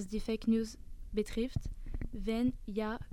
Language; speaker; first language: German; non-native, learner; French